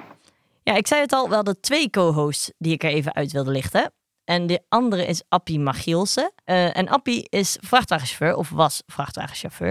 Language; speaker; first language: Dutch; native; Dutch